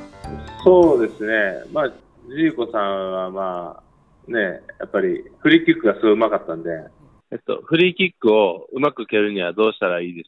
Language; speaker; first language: Japanese; native; Japanese